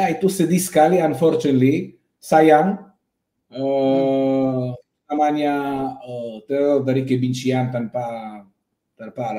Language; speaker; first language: Indonesian; non-native, fluent; Hebrew